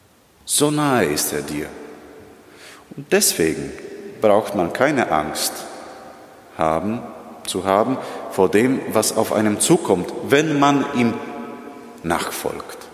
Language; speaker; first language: German; non-native, fluent; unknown